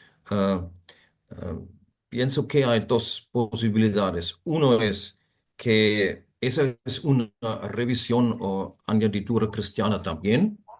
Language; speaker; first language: Spanish; non-native, fluent; German